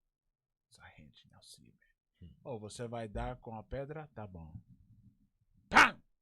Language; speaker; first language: Portuguese; non-native, learner; English